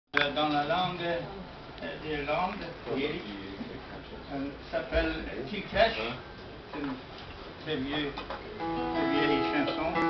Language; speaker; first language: French; non-native, learner; English